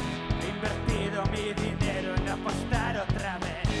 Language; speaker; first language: Spanish; native; Spanish